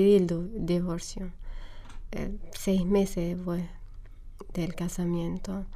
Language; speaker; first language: Spanish; non-native, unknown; Arabic